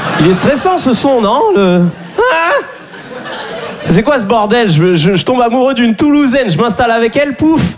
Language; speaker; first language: French; native; French